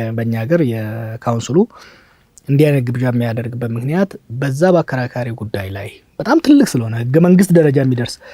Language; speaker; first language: Amharic; non-native, local second language; Oromo